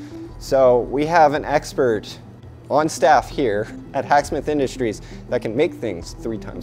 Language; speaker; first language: English; native; English